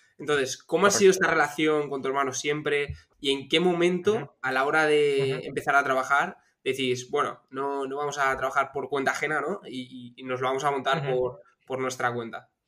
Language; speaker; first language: Spanish; native; Spanish